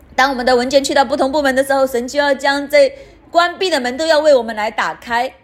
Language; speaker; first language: Chinese; non-native, fluent; Cantonese